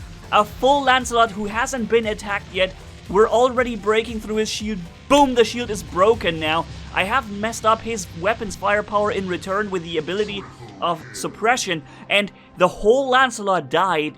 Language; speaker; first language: English; non-native, fluent; German